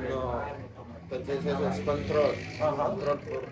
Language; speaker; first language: Spanish; native; Spanish